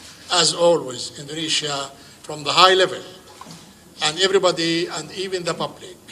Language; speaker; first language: English; non-native, fluent; Arabic